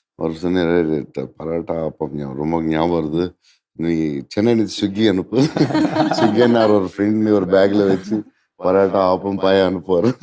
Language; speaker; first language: Tamil; non-native, local second language; Telugu